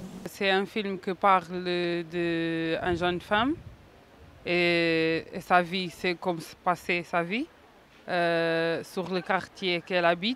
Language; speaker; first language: French; non-native, learner; Arabic